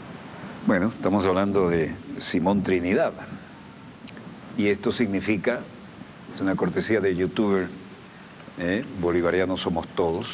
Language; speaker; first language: Spanish; native; Spanish